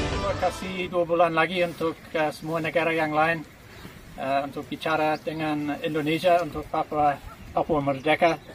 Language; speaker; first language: Indonesian; non-native, learner; English